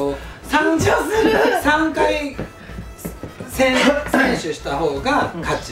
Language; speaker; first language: Japanese; native; Japanese